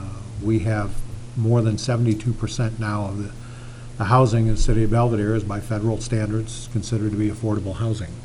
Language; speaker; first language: English; native; English